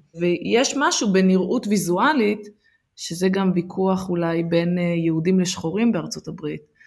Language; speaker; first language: Hebrew; early bilingual, other home language; Amharic